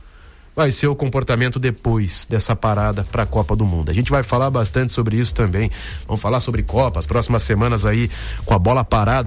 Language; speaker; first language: Portuguese; native; Portuguese